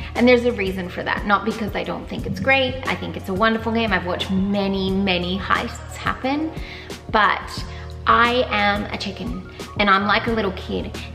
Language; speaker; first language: English; native; English